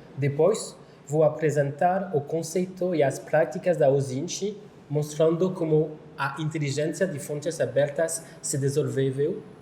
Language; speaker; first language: Portuguese; non-native, learner; French